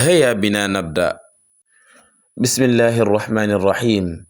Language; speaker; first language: Arabic; non-native, fluent; Wolof